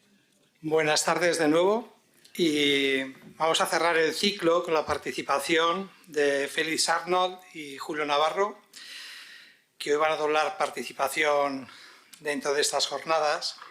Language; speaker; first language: Spanish; native; Spanish